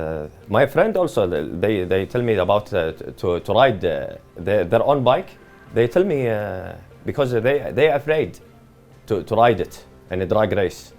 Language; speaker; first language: English; non-native, learner; Arabic